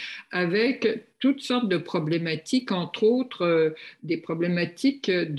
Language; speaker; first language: French; native; French